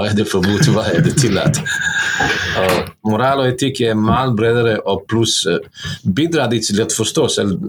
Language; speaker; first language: Norwegian; non-native, fluent; Bosnian